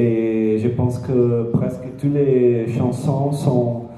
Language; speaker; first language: French; non-native, learner; Portuguese